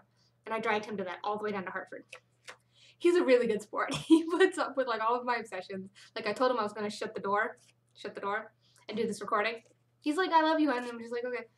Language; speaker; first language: English; native; English